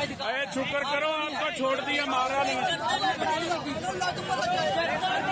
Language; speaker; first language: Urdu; non-native, local second language; Punjabi